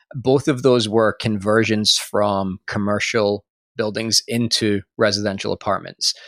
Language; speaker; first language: English; native; English